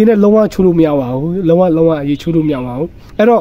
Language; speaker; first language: Burmese; native; Burmese